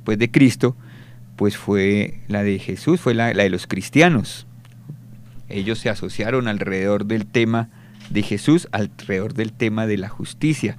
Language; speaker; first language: Spanish; native; Spanish